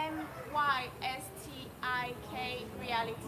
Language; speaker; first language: English; non-native, fluent; French